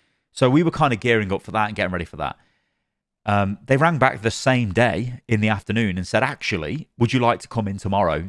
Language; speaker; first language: English; native; English